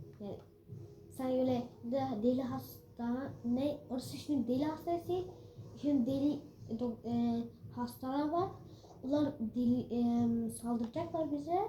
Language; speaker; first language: Turkish; early bilingual, heritage; Turkish